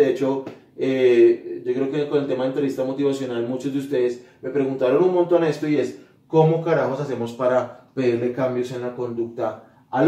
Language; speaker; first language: Spanish; native; Spanish